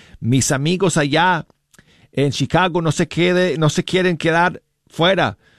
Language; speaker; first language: Spanish; non-native, fluent; English